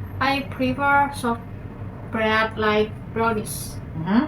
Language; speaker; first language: English; non-native, learner; Indonesian